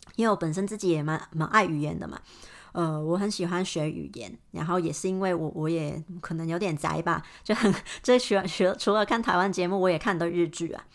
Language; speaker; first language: Chinese; non-native, fluent; Cantonese